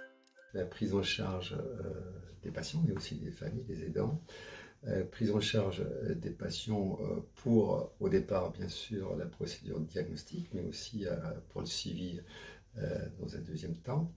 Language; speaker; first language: French; native; French